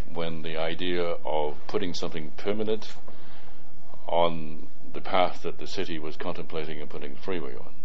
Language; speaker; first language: English; early bilingual, other home language; Cantonese